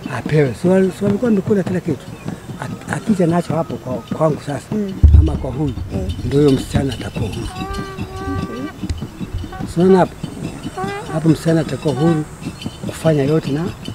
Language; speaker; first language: Swahili; non-native, local second language; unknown